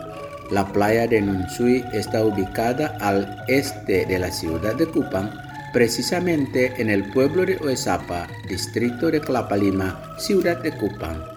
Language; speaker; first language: Spanish; non-native, fluent; Indonesian